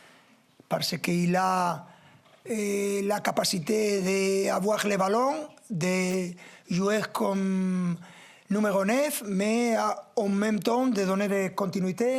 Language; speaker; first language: French; non-native, fluent; Spanish